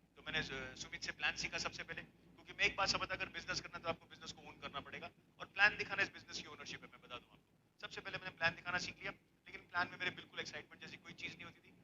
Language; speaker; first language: Hindi; native; Hindi